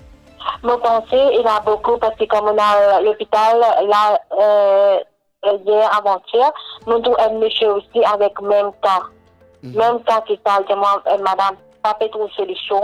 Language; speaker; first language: French; non-native, local second language; Morisyen